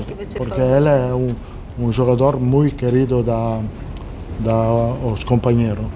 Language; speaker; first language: Portuguese; non-native, learner; Italian